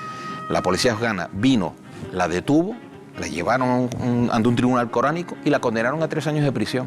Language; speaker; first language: Spanish; native; Spanish